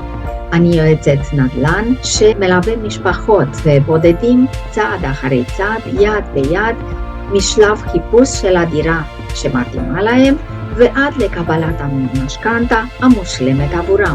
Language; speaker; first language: Hebrew; native; Hebrew